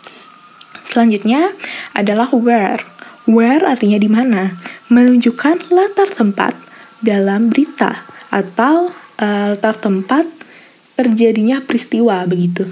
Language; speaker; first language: Indonesian; native; Indonesian